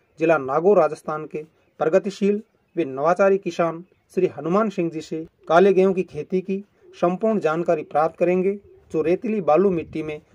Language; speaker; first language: Hindi; native; Hindi